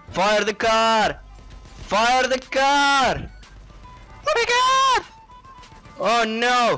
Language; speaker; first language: English; non-native, learner; Turkish